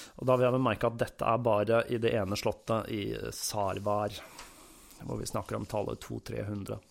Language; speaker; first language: Norwegian; native; Norwegian